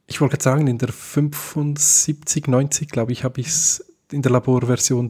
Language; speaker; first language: German; native; German